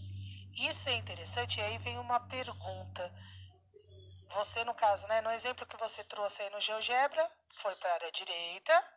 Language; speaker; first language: Portuguese; native; Portuguese